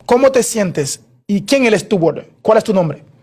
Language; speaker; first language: Spanish; non-native, learner; Haitian Creole